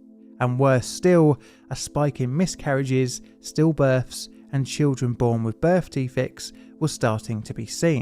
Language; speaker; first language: English; native; English